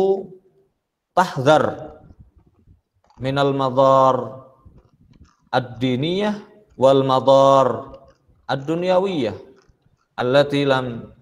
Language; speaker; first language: Arabic; non-native, fluent; Indonesian